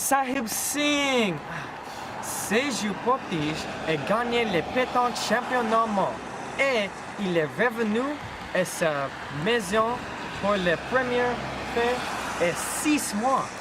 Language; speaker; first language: French; non-native, learner; English